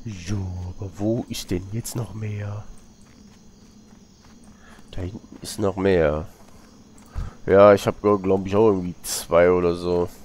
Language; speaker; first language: German; native; German